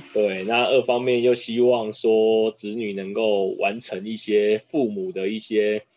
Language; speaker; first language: Chinese; native; Chinese